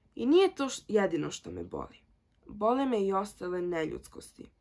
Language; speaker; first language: Serbian; early bilingual, heritage; Serbian